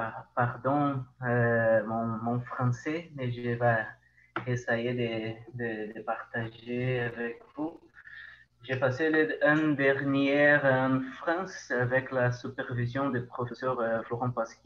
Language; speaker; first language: French; non-native, learner; Portuguese